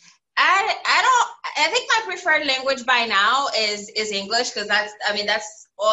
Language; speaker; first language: English; native; English